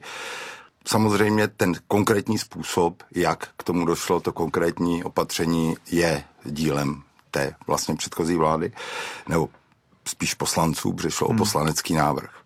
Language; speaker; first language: Czech; native; Czech